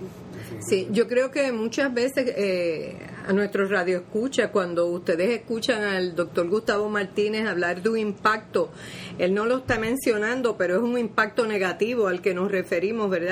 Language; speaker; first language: Spanish; native; Spanish